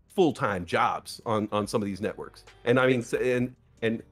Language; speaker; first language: English; native; English